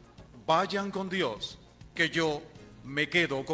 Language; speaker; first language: Spanish; native; Spanish